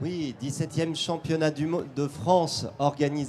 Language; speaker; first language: French; native; French